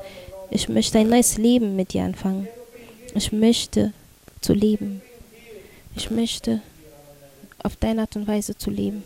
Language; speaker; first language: German; non-native, fluent; Portuguese